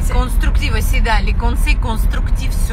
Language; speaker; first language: French; non-native, fluent; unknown